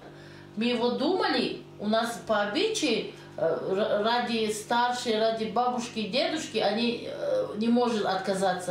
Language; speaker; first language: Russian; non-native, learner; Tajik